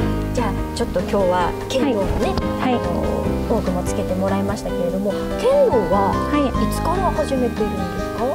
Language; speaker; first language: Japanese; native; Japanese